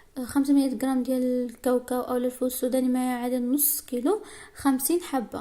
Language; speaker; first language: Arabic; native; Arabic